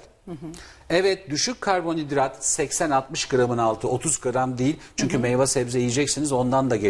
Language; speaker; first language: Turkish; native; Turkish